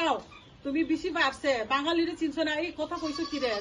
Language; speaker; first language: Bangla; non-native, local second language; Kok Borok